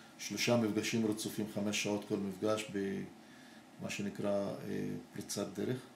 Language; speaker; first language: Hebrew; non-native, local second language; Arabic